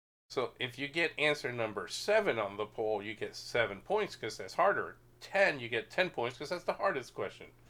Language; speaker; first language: English; native; English